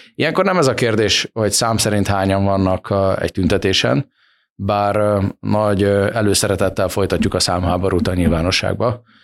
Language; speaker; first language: Hungarian; native; Hungarian